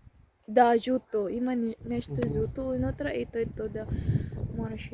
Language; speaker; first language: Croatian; non-native, learner; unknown